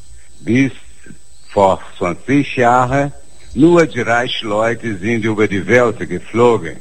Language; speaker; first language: German; non-native, fluent; Portuguese